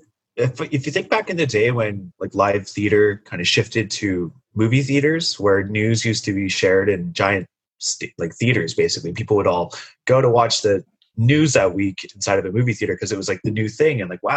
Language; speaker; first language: English; native; English